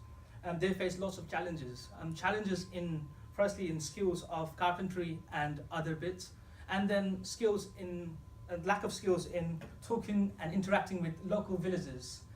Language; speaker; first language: English; non-native, fluent; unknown